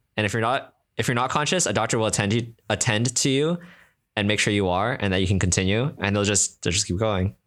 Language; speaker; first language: English; native; English